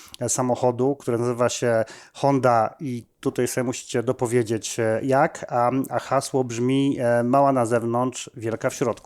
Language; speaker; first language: Polish; native; Polish